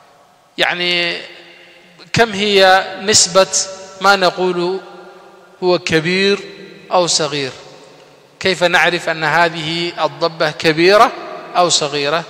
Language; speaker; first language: Arabic; non-native, fluent; Somali